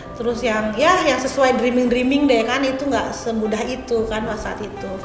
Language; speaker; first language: Indonesian; native; Indonesian